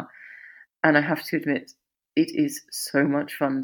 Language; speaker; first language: English; native; English